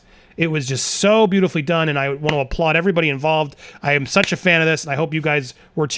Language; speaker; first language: English; native; English